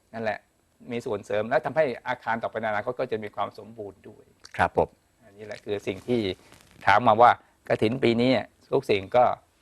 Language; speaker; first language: Thai; native; Thai